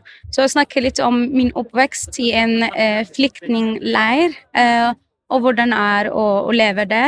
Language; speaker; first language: Norwegian; non-native, fluent; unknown